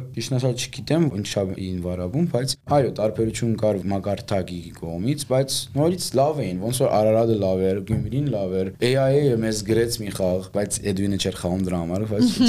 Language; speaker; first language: Armenian; early bilingual, heritage; Armenian